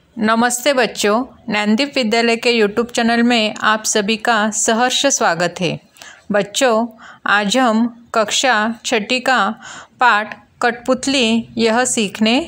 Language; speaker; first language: Hindi; non-native, local second language; Marathi